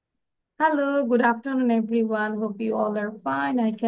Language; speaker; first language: English; non-native, fluent; Bangla